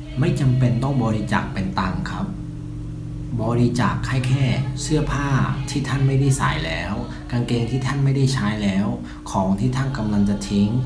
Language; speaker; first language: Thai; non-native, fluent; Burmese